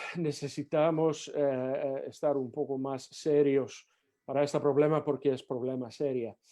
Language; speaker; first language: Spanish; non-native, learner; English